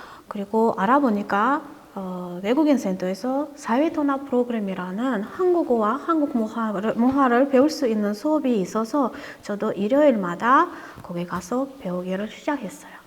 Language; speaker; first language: Korean; non-native, learner; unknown